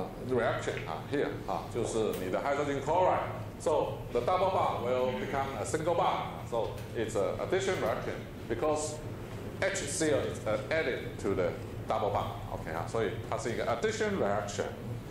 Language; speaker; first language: English; non-native, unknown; Chinese